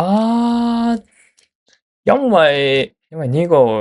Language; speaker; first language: Cantonese; non-native, learner; Japanese